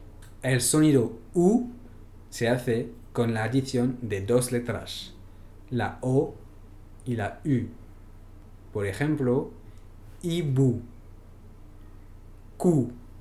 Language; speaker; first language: Spanish; non-native, fluent; French